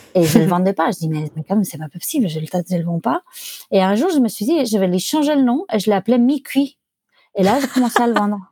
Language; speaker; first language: French; non-native, fluent; Spanish